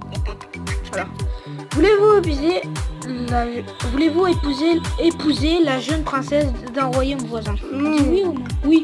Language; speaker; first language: French; native; French